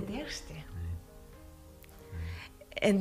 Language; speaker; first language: Dutch; non-native, fluent; Bulgarian